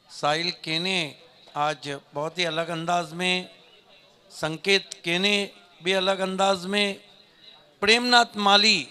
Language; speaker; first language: Hindi; non-native, local second language; Marathi